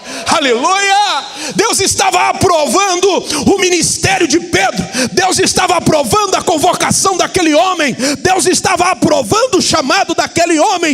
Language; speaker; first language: Portuguese; native; Portuguese